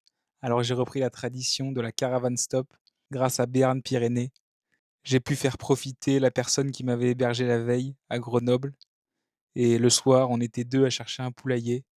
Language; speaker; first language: French; native; French